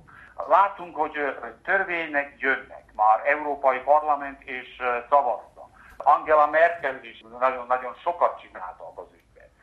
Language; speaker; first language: Hungarian; early bilingual, heritage; Hungarian